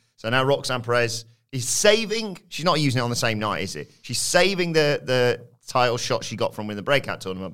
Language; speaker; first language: English; native; English